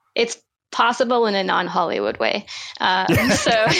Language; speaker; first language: English; native; English